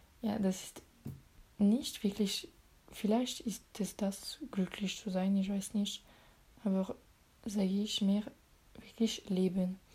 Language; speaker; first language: German; non-native, learner; French